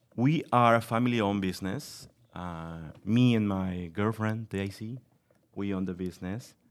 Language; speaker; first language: English; non-native, fluent; Spanish